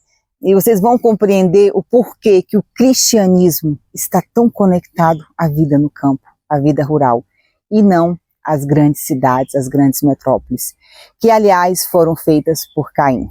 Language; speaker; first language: Portuguese; native; Portuguese